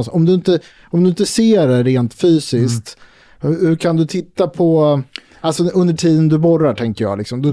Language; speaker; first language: Swedish; native; Swedish